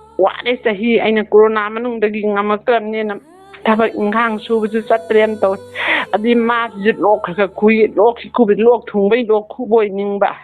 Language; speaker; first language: Manipuri; native; Manipuri